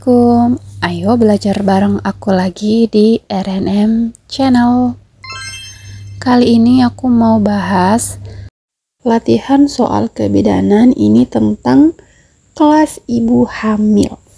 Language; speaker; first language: Indonesian; native; Indonesian